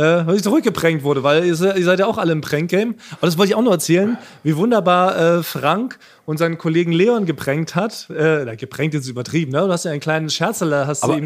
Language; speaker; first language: German; native; German